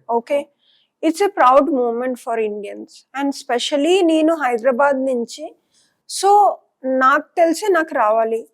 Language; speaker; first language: Telugu; non-native, local second language; Punjabi